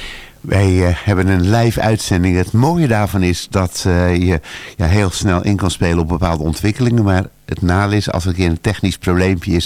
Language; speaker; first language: Dutch; native; Dutch